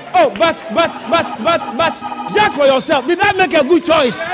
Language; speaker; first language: English; non-native, local second language; Akan